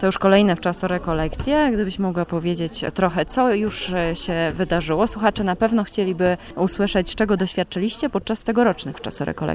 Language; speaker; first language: Polish; native; Polish